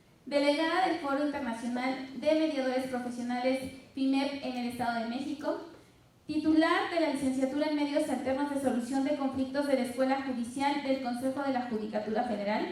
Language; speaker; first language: Spanish; native; Spanish